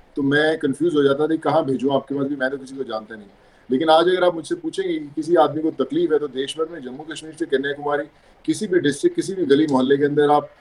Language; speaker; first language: Hindi; non-native, local second language; Punjabi